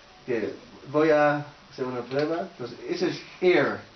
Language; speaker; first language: Spanish; early bilingual, heritage; Spanish